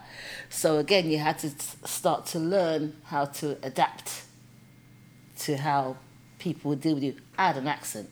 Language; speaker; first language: English; native; English